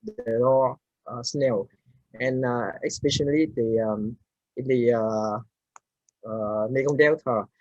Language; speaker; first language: English; non-native, learner; Vietnamese